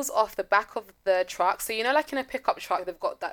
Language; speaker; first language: English; native; English